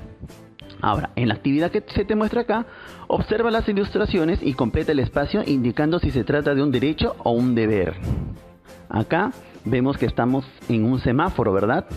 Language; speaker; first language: Spanish; native; Spanish